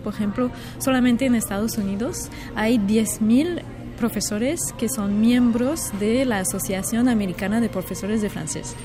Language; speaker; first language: Spanish; non-native, fluent; French